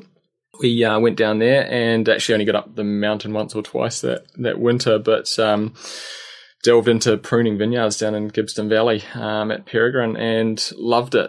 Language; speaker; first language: English; native; English